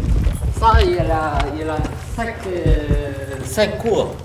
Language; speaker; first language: French; early bilingual, other home language; Vietnamese